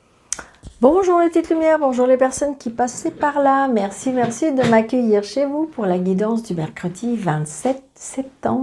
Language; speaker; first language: French; native; French